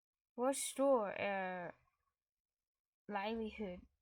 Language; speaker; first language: Swedish; non-native, learner; English